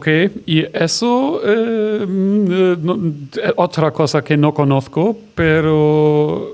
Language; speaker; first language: Spanish; non-native, fluent; German